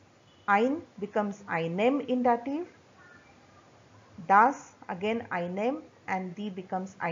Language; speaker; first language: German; non-native, fluent; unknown